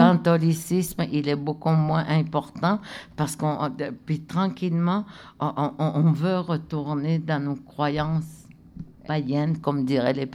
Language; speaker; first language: French; non-native, local second language; Innu-aimun